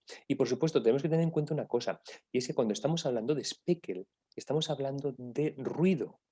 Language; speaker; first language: Spanish; native; Spanish